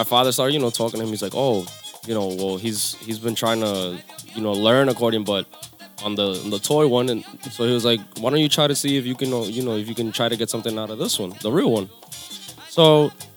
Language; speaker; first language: English; native; English